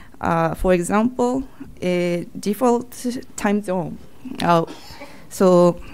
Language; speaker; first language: English; non-native, learner; Japanese